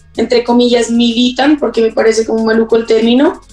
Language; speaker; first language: Spanish; native; Spanish